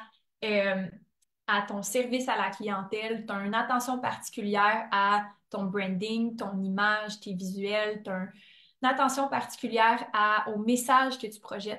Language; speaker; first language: French; native; French